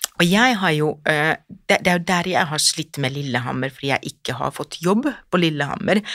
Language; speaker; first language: Norwegian; non-native, fluent; Finnish